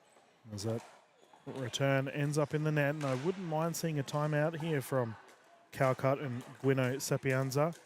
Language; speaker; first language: English; native; English